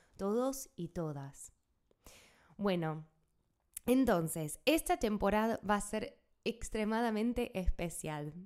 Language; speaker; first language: Spanish; non-native, fluent; English